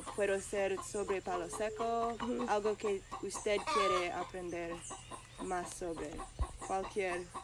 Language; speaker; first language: Spanish; non-native, learner; English